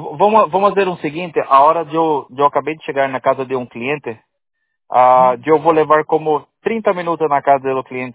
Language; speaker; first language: Spanish; non-native, learner; Portuguese